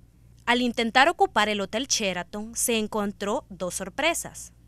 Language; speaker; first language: Spanish; native; Spanish